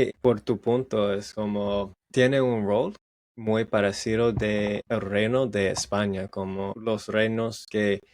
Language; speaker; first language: Spanish; non-native, learner; English